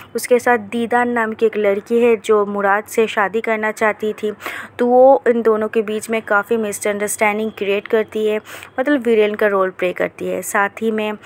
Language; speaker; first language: Hindi; non-native, local second language; Bangla